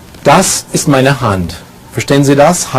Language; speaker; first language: German; non-native, fluent; English